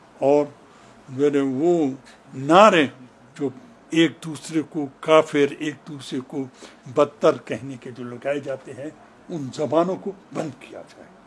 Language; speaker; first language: Urdu; non-native, fluent; Arabic